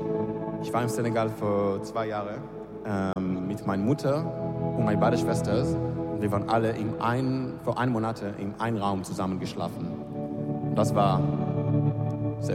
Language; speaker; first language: German; non-native, learner; English